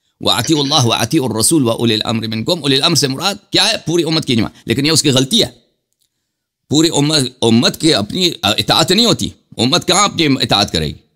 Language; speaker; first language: Urdu; non-native, fluent; Persian